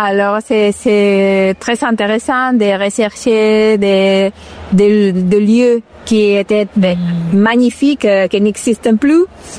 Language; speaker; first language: French; non-native, fluent; Spanish